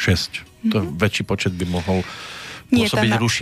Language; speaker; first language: Slovak; native; Slovak